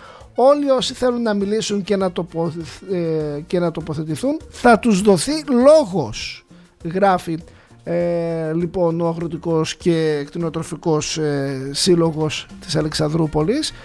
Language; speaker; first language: Greek; native; Greek